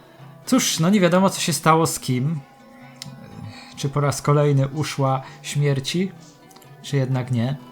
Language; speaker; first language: Polish; native; Polish